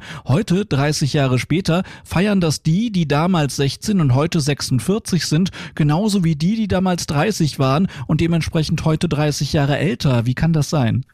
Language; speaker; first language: German; native; German